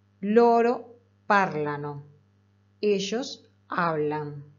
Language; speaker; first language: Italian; non-native, fluent; Spanish